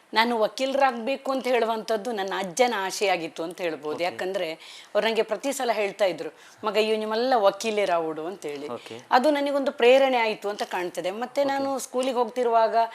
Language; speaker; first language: Kannada; non-native, local second language; Tulu